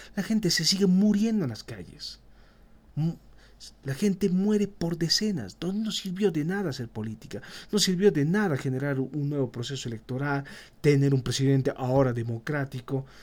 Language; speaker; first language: Spanish; native; Spanish